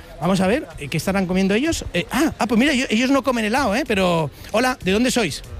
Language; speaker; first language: Spanish; native; Spanish